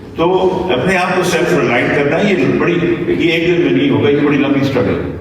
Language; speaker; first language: Urdu; non-native, local second language; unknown